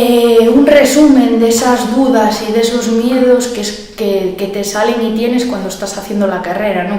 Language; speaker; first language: Spanish; native; Spanish